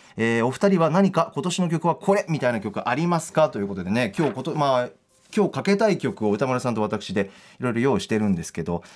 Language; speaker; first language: Japanese; native; Japanese